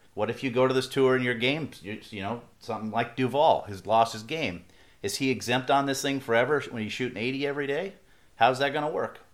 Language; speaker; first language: English; native; English